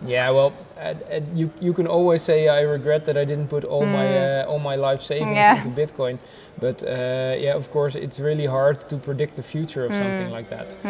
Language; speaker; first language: English; non-native, fluent; Dutch